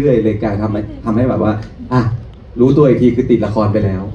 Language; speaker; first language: Thai; native; Thai